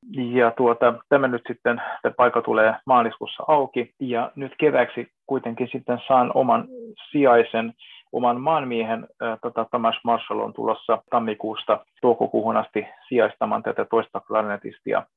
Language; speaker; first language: Finnish; non-native, fluent; Hungarian